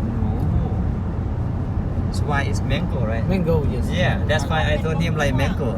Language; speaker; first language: English; non-native, learner; Thai